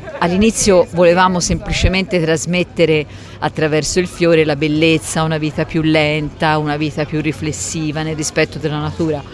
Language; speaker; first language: Italian; native; Italian